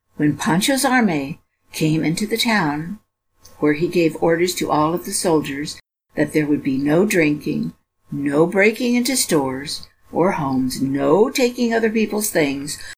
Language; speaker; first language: English; native; English